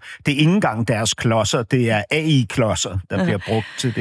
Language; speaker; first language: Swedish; non-native, learner; Danish